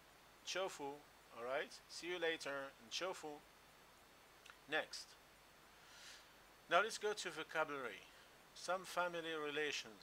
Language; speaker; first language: English; non-native, local second language; Arabic